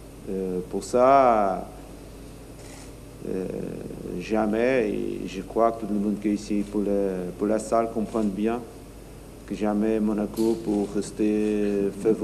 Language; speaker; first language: French; non-native, learner; Portuguese